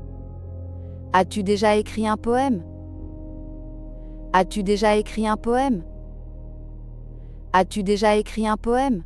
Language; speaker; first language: French; native; French